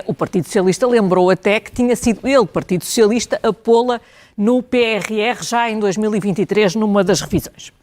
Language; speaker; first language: Portuguese; native; Portuguese